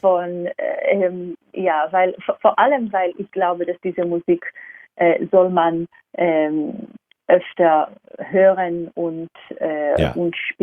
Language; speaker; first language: German; non-native, fluent; Hebrew